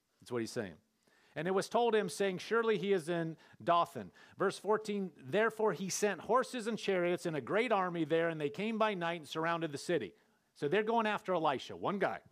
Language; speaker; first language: English; native; English